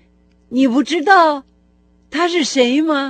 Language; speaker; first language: Chinese; non-native, fluent; Russian